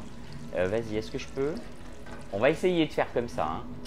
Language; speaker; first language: French; native; French